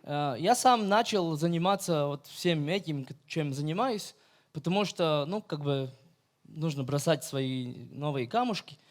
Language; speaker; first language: Russian; non-native, fluent; Latvian